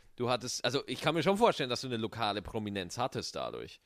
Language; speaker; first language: German; native; German